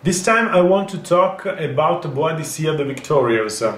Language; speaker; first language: English; non-native, fluent; Italian